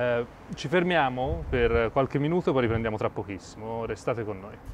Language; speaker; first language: Italian; native; Italian